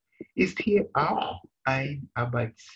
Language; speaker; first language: German; non-native, fluent; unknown